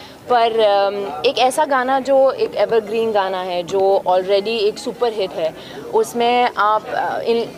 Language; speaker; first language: Hindi; non-native, fluent; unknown